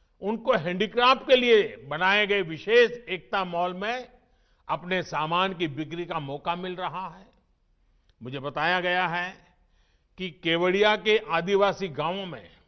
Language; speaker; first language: Hindi; non-native, local second language; Gujarati